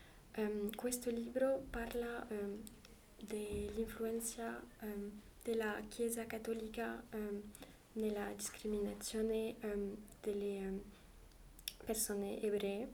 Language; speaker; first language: Italian; non-native, learner; French